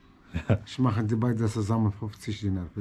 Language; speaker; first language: German; non-native, learner; Arabic